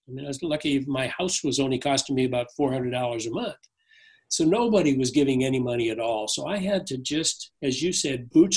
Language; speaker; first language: English; native; English